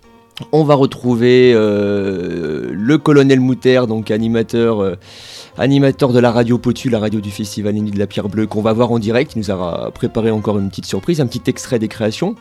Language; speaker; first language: French; native; French